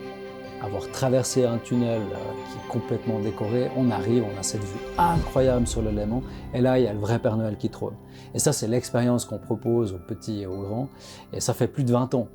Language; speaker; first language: French; native; French